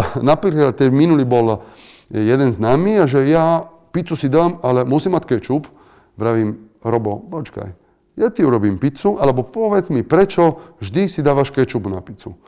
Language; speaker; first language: Slovak; non-native, fluent; Italian